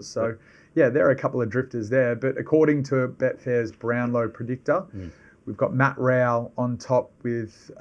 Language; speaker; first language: English; native; English